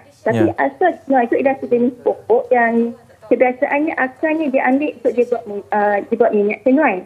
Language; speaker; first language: Malay; native; Malay